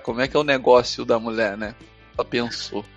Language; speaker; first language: Portuguese; native; Portuguese